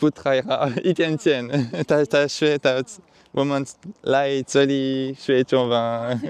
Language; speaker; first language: Chinese; non-native, learner; French